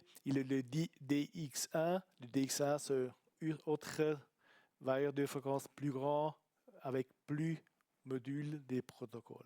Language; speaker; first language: French; non-native, learner; Italian